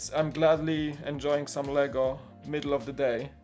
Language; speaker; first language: English; non-native, fluent; Polish